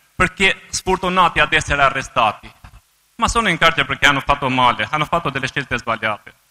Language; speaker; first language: Italian; non-native, fluent; Albanian